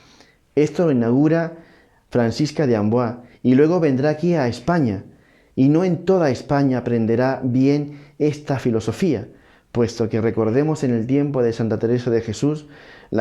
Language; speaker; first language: Spanish; native; Spanish